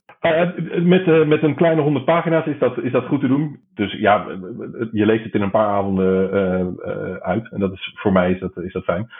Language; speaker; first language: Dutch; native; Dutch